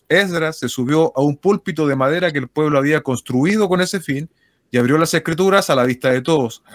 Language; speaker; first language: Spanish; native; Spanish